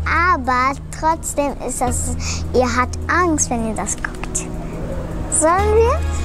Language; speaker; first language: German; early bilingual, other home language; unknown